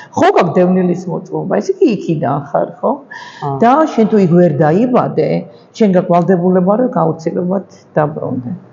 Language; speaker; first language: Georgian; native; Georgian